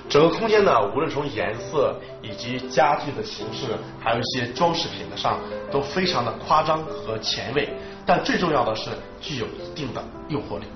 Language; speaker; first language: Chinese; native; Chinese